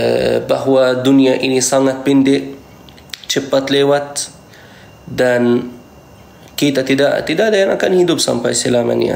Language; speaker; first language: Indonesian; non-native, fluent; Arabic